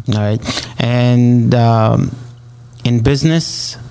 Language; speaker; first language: English; non-native, fluent; Arabic